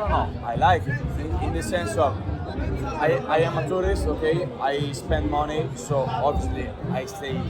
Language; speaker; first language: English; non-native, learner; Italian